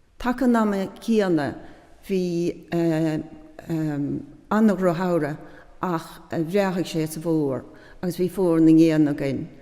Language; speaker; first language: Irish; native; Irish